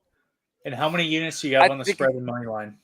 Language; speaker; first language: English; native; English